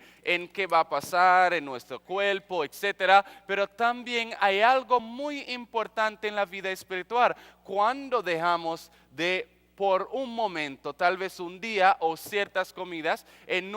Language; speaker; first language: Spanish; non-native, fluent; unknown